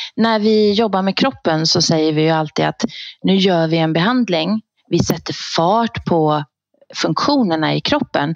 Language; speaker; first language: Swedish; native; Swedish